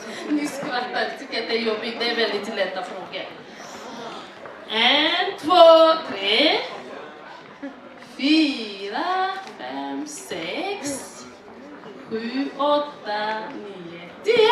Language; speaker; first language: Swedish; non-native, fluent; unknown